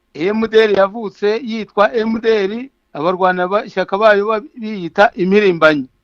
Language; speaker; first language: Kinyarwanda; native; Kinyarwanda